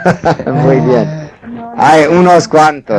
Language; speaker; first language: Spanish; non-native, fluent; English